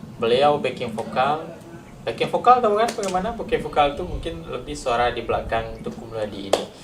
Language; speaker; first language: Indonesian; non-native, local second language; Achinese